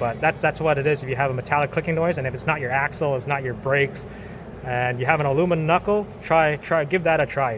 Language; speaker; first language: English; native; English